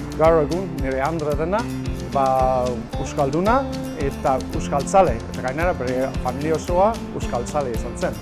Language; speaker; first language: Basque; non-native, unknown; English